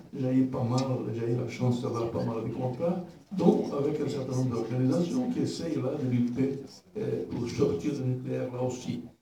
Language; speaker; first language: French; non-native, learner; Portuguese